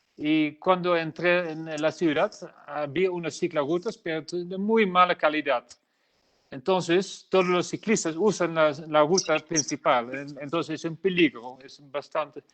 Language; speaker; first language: Spanish; non-native, learner; Dutch